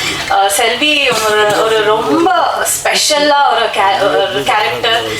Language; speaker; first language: Tamil; non-native, learner; Kannada